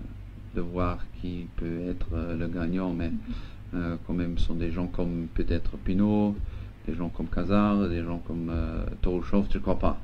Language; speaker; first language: French; non-native, local second language; Luxembourgish